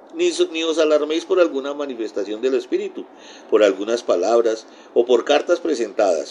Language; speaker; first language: Spanish; native; Spanish